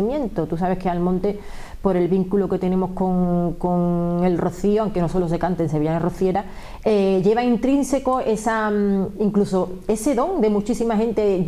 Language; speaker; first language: Spanish; native; Spanish